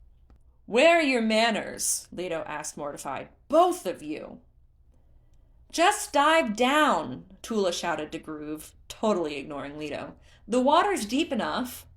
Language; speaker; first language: English; native; English